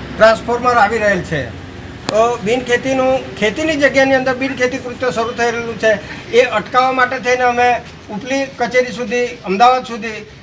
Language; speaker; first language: Gujarati; native; Gujarati